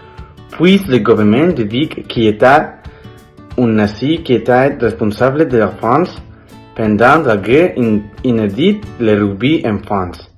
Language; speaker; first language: French; non-native, learner; Spanish